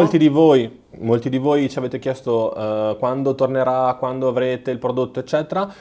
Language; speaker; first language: Italian; native; Italian